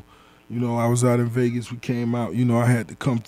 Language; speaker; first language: English; native; English